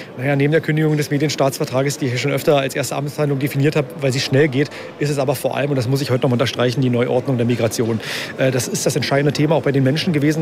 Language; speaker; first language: German; native; German